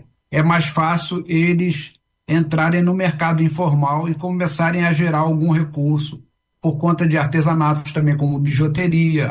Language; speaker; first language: Portuguese; native; Portuguese